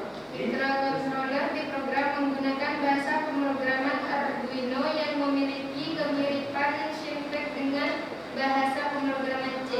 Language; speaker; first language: Indonesian; native; Indonesian